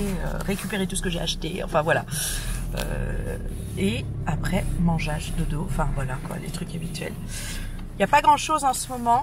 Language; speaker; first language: French; native; French